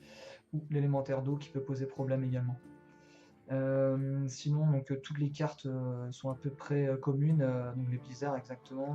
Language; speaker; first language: French; native; French